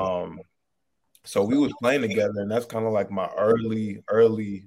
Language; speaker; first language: English; native; English